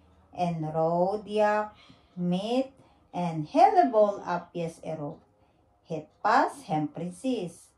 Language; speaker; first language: Dutch; non-native, learner; Filipino